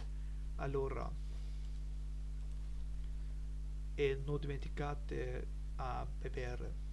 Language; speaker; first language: Italian; non-native, learner; German